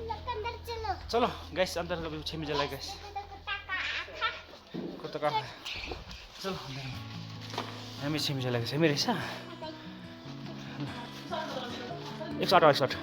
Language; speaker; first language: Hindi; non-native, local second language; Nepali